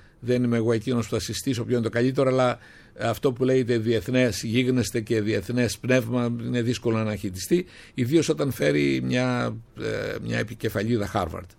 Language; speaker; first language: Greek; native; Greek